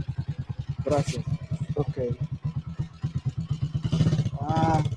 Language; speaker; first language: Spanish; non-native, learner; English